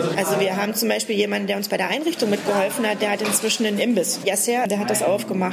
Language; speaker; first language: German; native; German